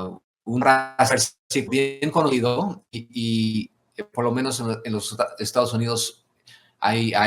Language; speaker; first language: Spanish; non-native, fluent; English